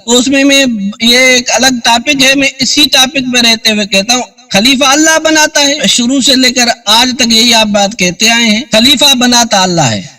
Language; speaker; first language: Urdu; non-native, local second language; Sindhi